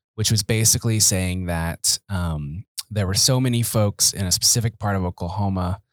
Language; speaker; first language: English; native; English